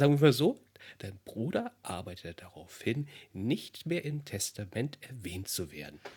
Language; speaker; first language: German; native; German